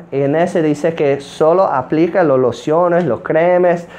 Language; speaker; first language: Spanish; non-native, fluent; English